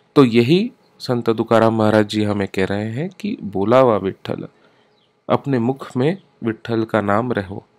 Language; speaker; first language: Hindi; non-native, local second language; Marathi